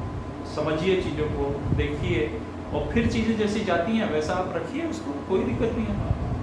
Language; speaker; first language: Hindi; native; Hindi